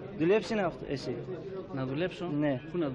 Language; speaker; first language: Greek; non-native, local second language; Turkish